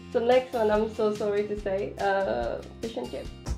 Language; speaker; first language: English; native; English